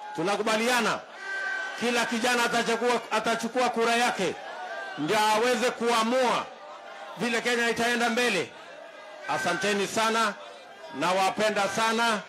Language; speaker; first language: Swahili; non-native, local second language; Kalenjin